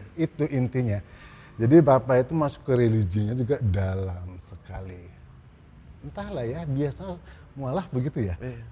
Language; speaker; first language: Indonesian; native; Indonesian